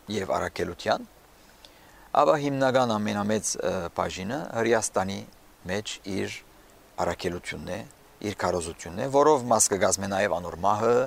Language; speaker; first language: Armenian; early bilingual, heritage; Armenian